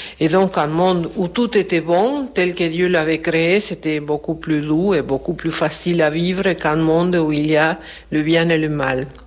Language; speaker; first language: French; non-native, fluent; Spanish